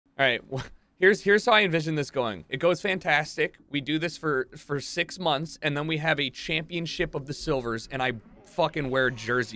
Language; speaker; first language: English; native; English